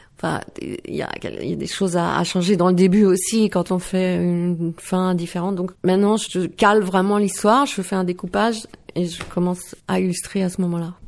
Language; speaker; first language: French; non-native, local second language; Dutch